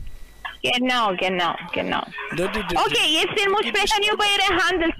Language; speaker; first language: German; non-native, learner; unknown